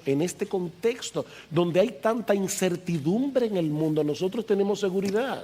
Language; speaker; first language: Spanish; native; Spanish